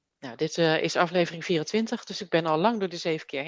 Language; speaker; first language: Dutch; native; Dutch